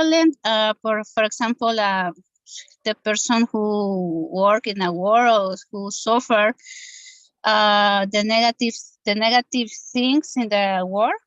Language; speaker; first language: English; non-native, learner; Spanish